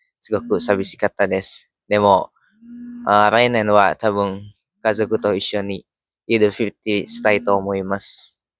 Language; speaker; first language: Japanese; non-native, learner; Indonesian